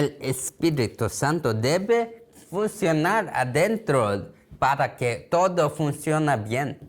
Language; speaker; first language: Spanish; non-native, learner; Korean